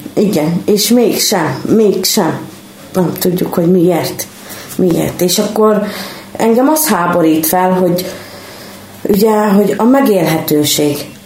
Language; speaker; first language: Hungarian; native; Hungarian